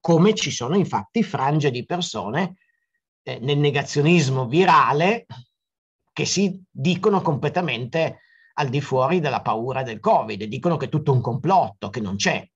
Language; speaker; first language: Italian; native; Italian